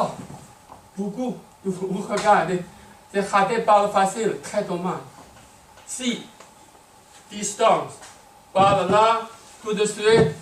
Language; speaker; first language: French; non-native, learner; Chinese